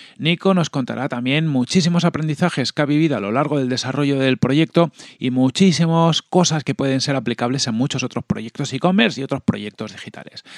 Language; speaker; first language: Spanish; native; Spanish